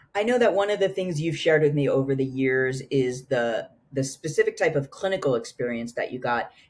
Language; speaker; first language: English; native; English